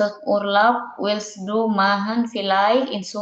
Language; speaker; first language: German; non-native, learner; Indonesian